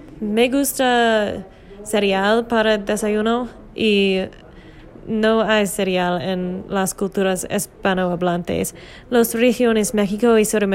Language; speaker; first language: Spanish; non-native, learner; English